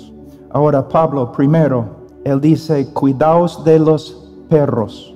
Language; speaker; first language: Spanish; non-native, fluent; English